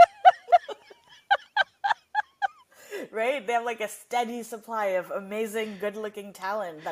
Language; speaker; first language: English; non-native, local second language; Nepali